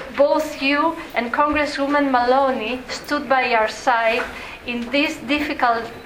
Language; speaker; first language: English; non-native, fluent; Greek